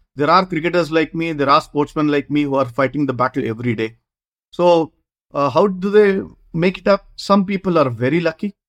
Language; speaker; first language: English; non-native, local second language; Kannada